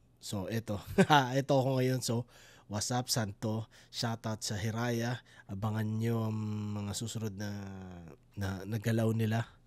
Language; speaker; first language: Filipino; native; Filipino